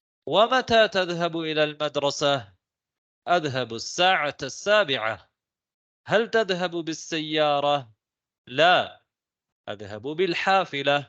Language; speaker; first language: Arabic; non-native, fluent; Tamil